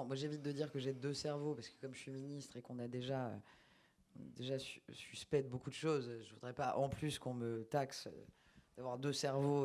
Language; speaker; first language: French; native; French